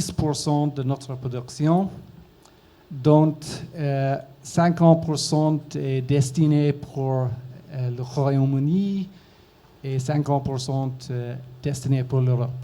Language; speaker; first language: French; non-native, learner; English